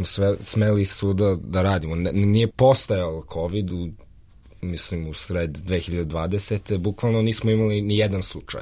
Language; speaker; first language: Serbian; early bilingual, heritage; Serbian